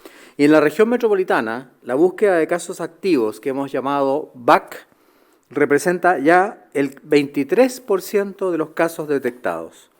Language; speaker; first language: Spanish; native; Spanish